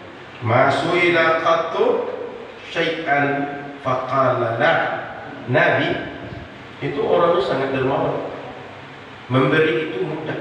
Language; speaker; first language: Indonesian; non-native, local second language; Malay